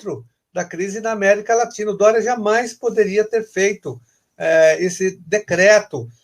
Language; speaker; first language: Portuguese; native; Portuguese